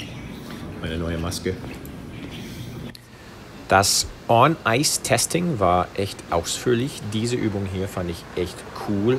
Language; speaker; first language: German; non-native, fluent; English